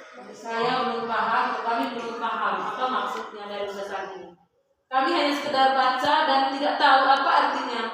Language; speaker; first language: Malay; non-native, local second language; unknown